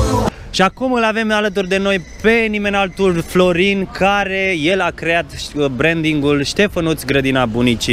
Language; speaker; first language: Romanian; native; Romanian